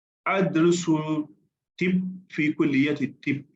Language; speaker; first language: Arabic; non-native, learner; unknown